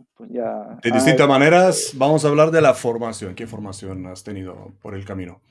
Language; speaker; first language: Spanish; non-native, fluent; Romanian